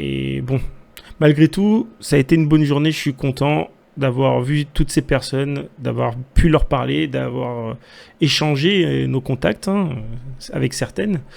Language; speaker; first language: French; native; French